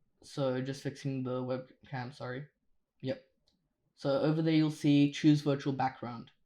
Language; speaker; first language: English; native; English